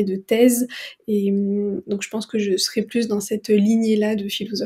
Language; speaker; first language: French; non-native, local second language; Arabic